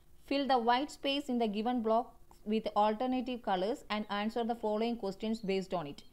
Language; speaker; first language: English; non-native, local second language; Tamil